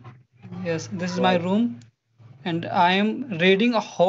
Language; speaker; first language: English; non-native, learner; Hindi